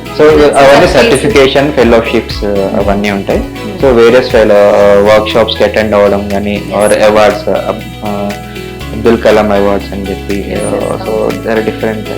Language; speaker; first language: Telugu; native; Telugu